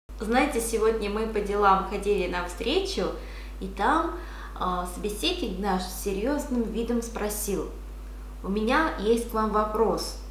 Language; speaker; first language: Russian; non-native, fluent; Korean